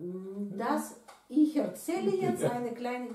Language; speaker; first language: German; non-native, learner; Russian